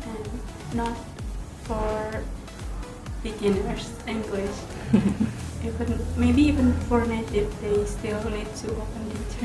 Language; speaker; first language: English; non-native, learner; Indonesian